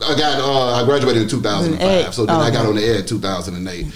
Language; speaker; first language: English; native; English